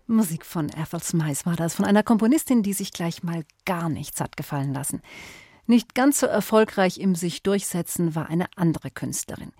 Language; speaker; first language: German; native; German